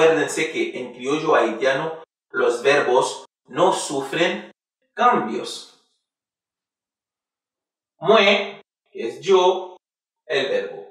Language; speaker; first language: Spanish; non-native, fluent; Haitian Creole